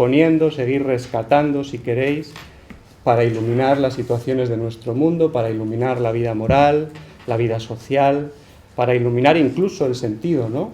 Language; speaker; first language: Spanish; native; Spanish